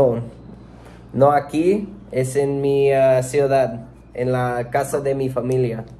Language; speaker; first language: Spanish; non-native, learner; English